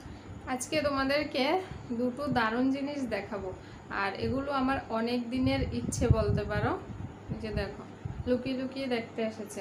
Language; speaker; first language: Bangla; native; Bangla